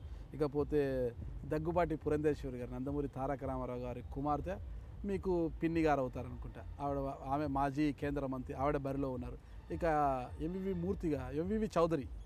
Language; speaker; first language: Telugu; native; Telugu